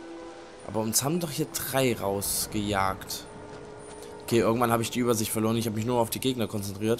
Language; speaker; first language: German; native; German